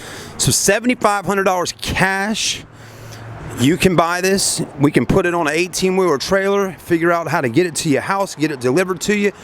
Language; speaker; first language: English; native; English